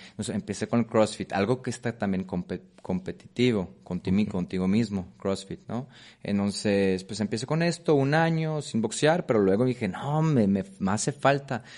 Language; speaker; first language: Spanish; non-native, fluent; Polish